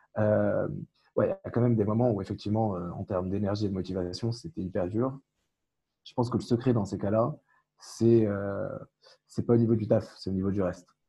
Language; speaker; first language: French; non-native, local second language; Arabic